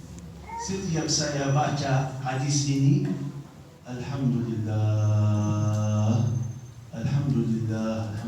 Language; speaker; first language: Indonesian; non-native, fluent; Arabic